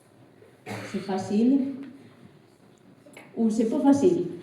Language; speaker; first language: French; non-native, fluent; Spanish